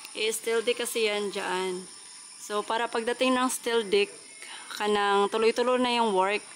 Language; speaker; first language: Filipino; non-native, local second language; Cebuano